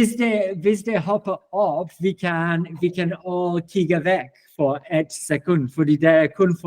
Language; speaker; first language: Danish; non-native, learner; English